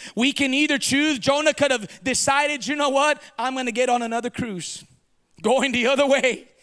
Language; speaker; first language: English; early bilingual, other home language; Spanish